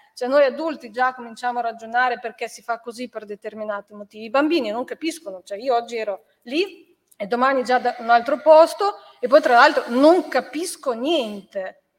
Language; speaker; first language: Italian; non-native, fluent; Ukrainian